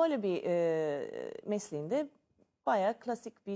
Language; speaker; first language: Turkish; non-native, learner; Serbian